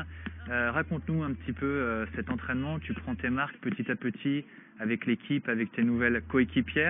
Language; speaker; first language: French; native; French